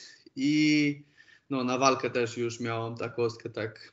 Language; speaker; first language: Polish; non-native, fluent; Romanian